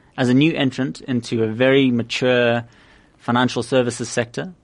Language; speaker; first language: English; native; English